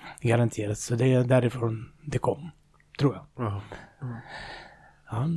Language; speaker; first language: Swedish; non-native, fluent; Russian